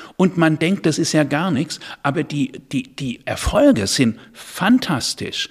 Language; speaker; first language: German; native; German